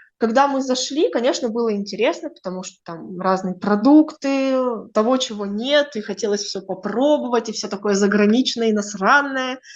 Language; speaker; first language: Russian; native; Russian